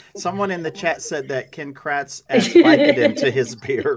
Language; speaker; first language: English; native; English